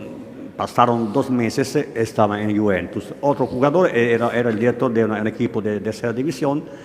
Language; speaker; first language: Spanish; non-native, learner; Italian